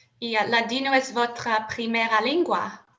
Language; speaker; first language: Spanish; non-native, learner; English